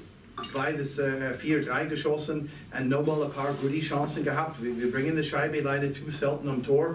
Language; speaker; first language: German; non-native, fluent; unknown